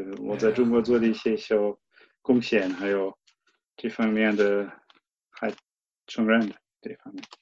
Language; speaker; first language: Chinese; non-native, fluent; German